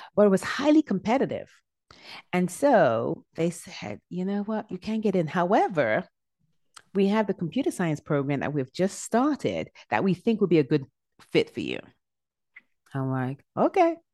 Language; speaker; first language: English; native; English